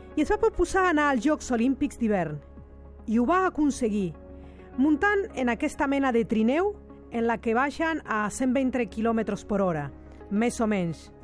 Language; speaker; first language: Catalan; non-native, fluent; Spanish